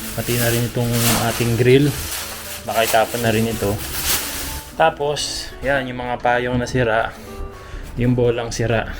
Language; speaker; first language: Filipino; native; Filipino